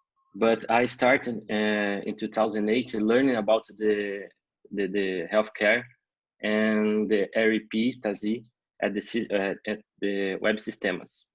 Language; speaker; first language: English; non-native, learner; Portuguese